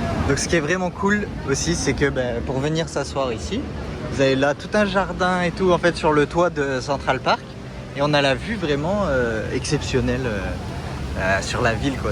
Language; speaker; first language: French; native; French